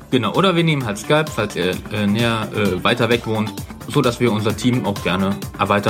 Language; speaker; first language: German; native; German